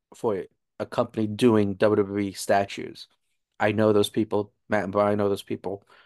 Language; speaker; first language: English; native; English